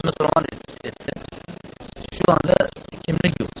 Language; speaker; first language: Turkish; non-native, local second language; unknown